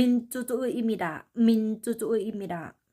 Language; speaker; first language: Korean; non-native, learner; Thai